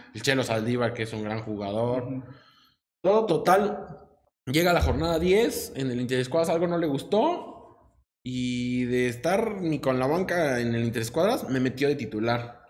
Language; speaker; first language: Spanish; native; Spanish